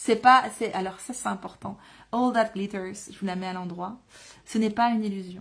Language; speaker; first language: French; native; French